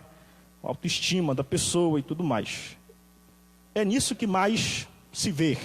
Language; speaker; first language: Portuguese; native; Portuguese